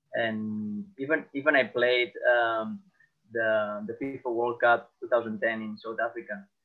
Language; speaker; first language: English; non-native, fluent; Catalan